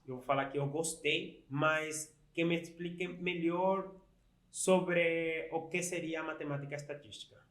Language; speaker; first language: Portuguese; non-native, fluent; Spanish